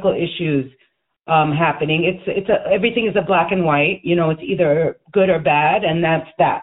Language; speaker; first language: English; native; English